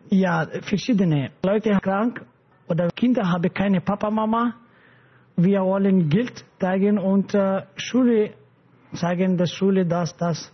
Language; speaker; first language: German; non-native, learner; Pashto